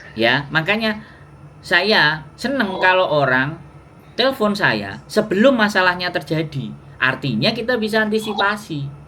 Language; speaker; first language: Indonesian; non-native, local second language; Javanese